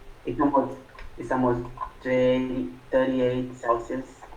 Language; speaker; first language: English; non-native, fluent; Portuguese